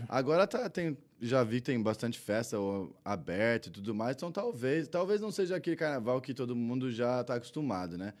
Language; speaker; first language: Portuguese; early bilingual, heritage; Portuguese